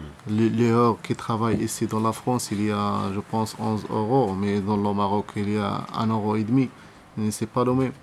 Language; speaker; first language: French; non-native, learner; Arabic